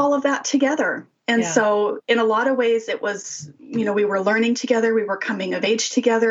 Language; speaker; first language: English; native; English